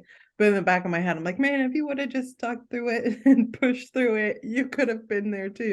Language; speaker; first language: English; native; English